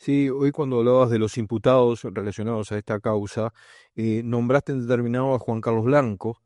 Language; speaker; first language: Spanish; native; Spanish